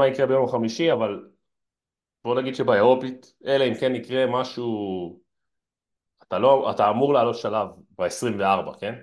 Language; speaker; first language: Hebrew; native; Hebrew